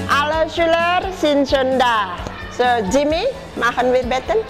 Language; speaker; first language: German; non-native, fluent; Indonesian